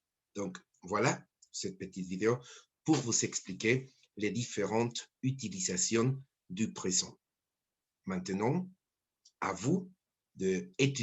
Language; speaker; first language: French; non-native, fluent; Spanish